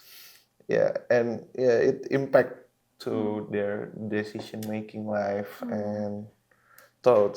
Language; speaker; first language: English; non-native, local second language; Indonesian